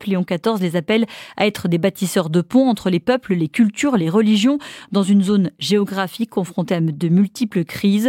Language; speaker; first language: French; native; French